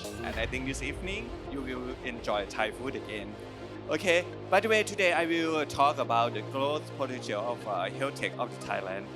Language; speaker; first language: English; non-native, learner; Thai